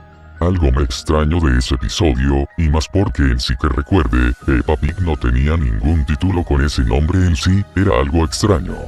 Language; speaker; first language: Spanish; native; Spanish